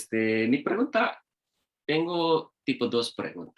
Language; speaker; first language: Spanish; non-native, learner; Japanese